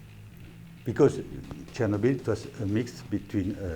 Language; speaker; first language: English; non-native, learner; French